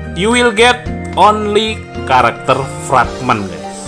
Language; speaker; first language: English; non-native, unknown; Indonesian